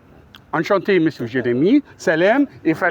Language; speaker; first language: French; non-native, fluent; Arabic